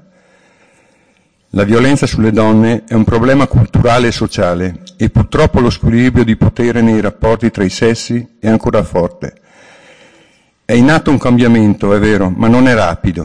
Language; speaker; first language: Italian; native; Italian